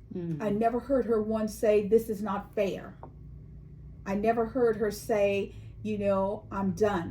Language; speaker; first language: English; native; English